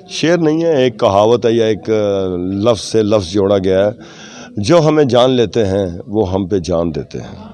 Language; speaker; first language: Urdu; non-native, local second language; Punjabi